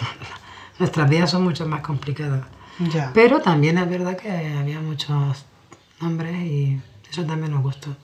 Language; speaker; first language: Spanish; native; Spanish